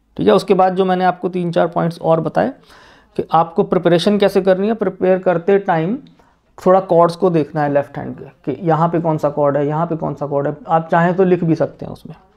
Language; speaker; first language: Hindi; native; Hindi